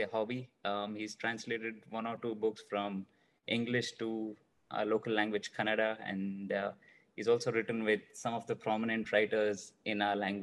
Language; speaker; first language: English; non-native, local second language; Kannada